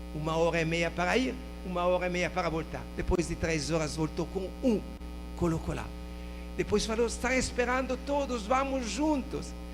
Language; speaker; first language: Portuguese; non-native, fluent; Italian